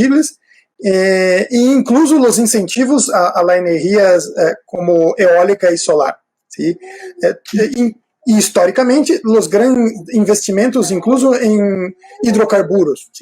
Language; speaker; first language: Spanish; non-native, fluent; Portuguese